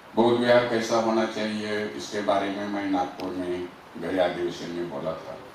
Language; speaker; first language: Hindi; non-native, local second language; Marathi